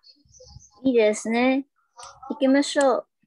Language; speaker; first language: Japanese; non-native, learner; Filipino